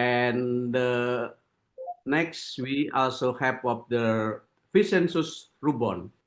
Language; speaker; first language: English; non-native, learner; Indonesian